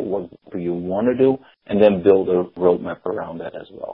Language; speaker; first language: English; non-native, fluent; Dutch